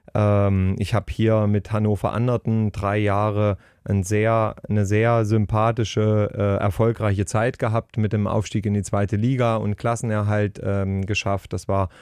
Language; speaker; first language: German; native; German